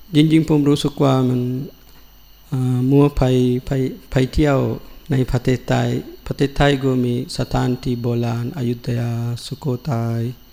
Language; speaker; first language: Thai; non-native, learner; Sinhala